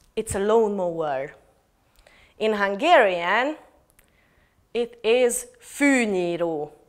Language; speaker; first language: English; non-native, fluent; Hungarian